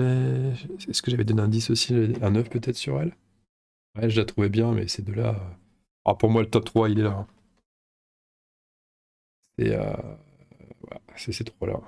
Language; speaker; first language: French; native; French